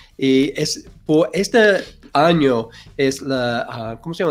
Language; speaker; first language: Spanish; non-native, learner; English